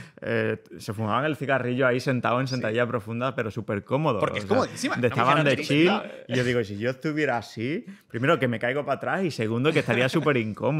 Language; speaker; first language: Spanish; native; Spanish